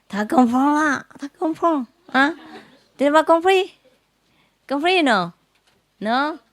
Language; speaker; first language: French; non-native, learner; Vietnamese